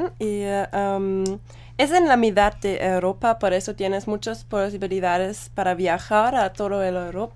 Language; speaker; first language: Spanish; non-native, learner; German